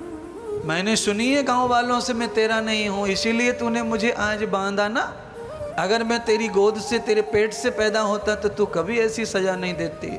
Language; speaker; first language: Hindi; native; Hindi